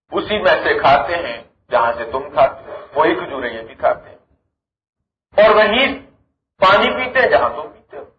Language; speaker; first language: Urdu; non-native, local second language; Punjabi